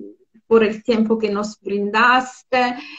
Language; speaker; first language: Spanish; non-native, fluent; Italian